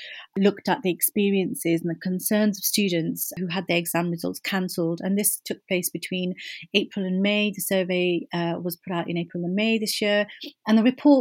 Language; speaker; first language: English; native; English